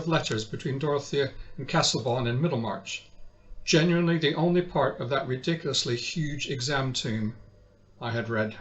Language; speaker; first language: English; native; English